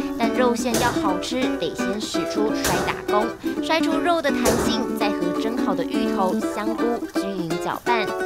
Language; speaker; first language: Chinese; native; Chinese